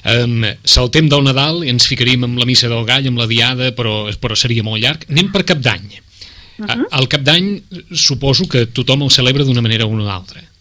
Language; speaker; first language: Catalan; native; Catalan